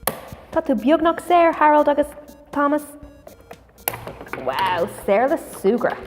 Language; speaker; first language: Irish; non-native, local second language; English